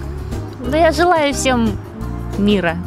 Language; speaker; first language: Russian; native; Russian